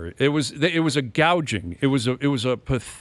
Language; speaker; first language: English; native; English